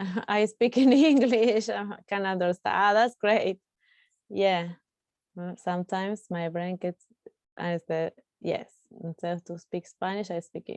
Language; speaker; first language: English; non-native, fluent; Spanish